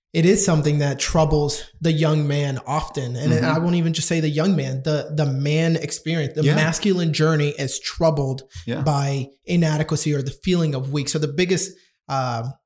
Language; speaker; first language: English; non-native, fluent; Spanish